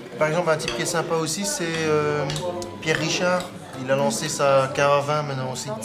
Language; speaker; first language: French; native; French